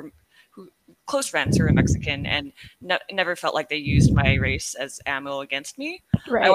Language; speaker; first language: English; early bilingual, other home language; Korean